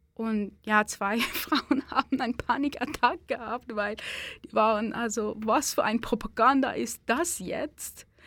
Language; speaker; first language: German; non-native, fluent; Persian